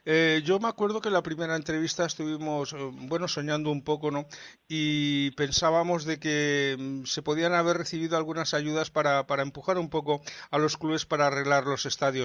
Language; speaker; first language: Spanish; native; Spanish